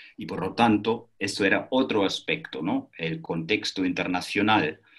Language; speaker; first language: Spanish; non-native, fluent; German